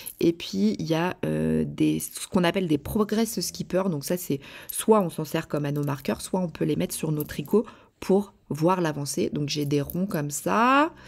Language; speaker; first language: French; native; French